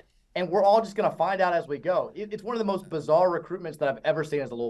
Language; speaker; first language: English; native; English